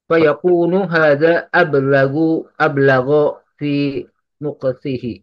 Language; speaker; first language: Arabic; non-native, learner; Indonesian